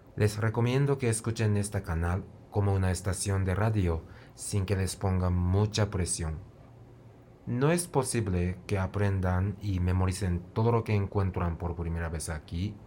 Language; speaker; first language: Spanish; non-native, fluent; Japanese